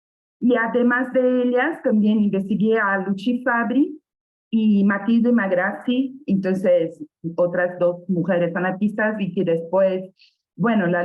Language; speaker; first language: Spanish; non-native, fluent; Portuguese